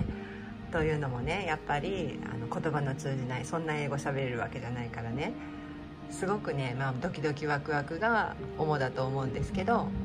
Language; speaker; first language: Japanese; native; Japanese